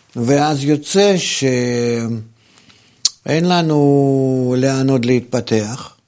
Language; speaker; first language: Hebrew; non-native, fluent; Russian